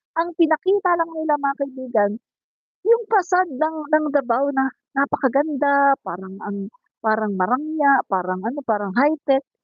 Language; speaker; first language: Filipino; non-native, local second language; Cebuano